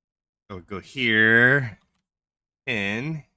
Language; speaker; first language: English; native; English